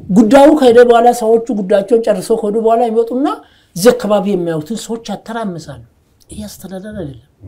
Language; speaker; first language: Amharic; non-native, local second language; Oromo